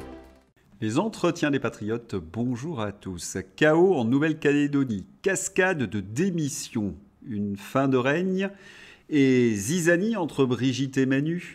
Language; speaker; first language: French; native; French